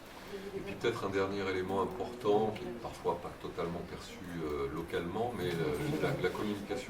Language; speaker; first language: French; native; French